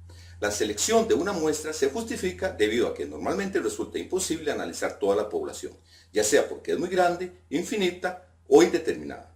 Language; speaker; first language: Spanish; native; Spanish